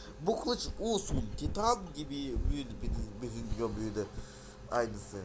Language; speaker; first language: Turkish; non-native, learner; Russian